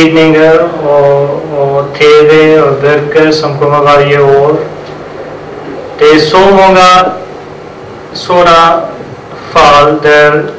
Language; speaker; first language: Swedish; non-native, fluent; Urdu